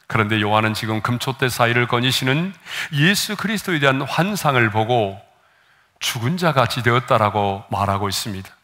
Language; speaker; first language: Korean; native; Korean